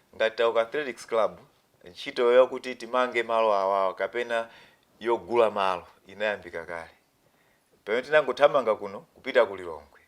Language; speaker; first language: Nyanja; non-native, local second language; Tumbuka